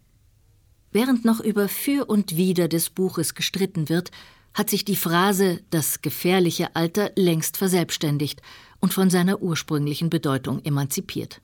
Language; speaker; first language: German; native; German